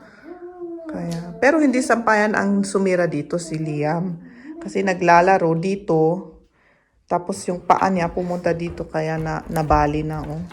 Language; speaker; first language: Filipino; native; Filipino